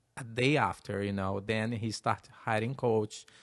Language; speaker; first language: English; non-native, learner; Portuguese